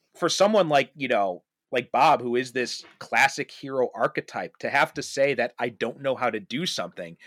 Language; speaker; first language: English; native; English